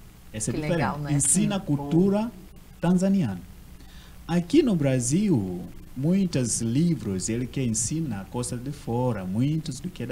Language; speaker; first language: Portuguese; non-native, learner; Swahili